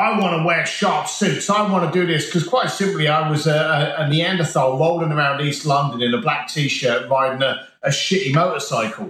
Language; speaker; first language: English; native; English